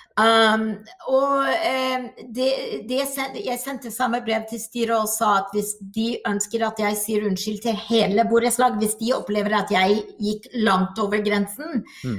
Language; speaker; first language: Norwegian; non-native, fluent; English